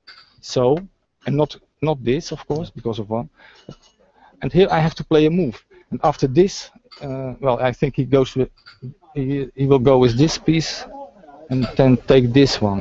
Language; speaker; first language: English; non-native, fluent; Dutch